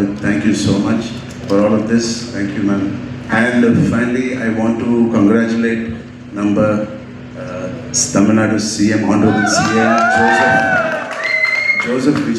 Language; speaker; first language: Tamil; non-native, learner; Telugu